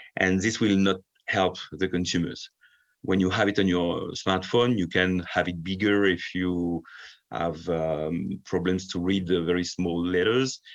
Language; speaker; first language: English; non-native, fluent; French